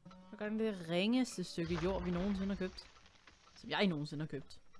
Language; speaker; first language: Danish; native; Danish